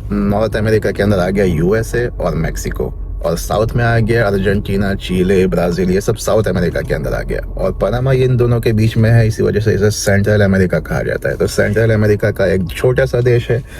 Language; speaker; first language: Hindi; native; Hindi